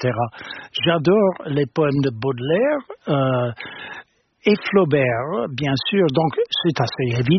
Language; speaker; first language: French; non-native, fluent; English